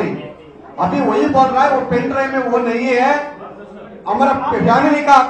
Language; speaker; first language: Hindi; non-native, local second language; Kannada